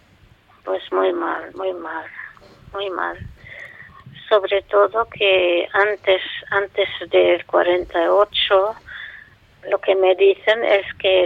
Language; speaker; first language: Spanish; non-native, fluent; Arabic